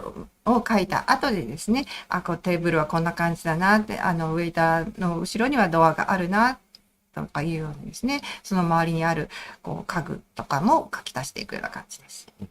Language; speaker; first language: Japanese; native; Japanese